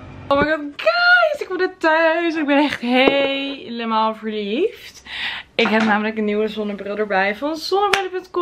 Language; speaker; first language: Dutch; native; Dutch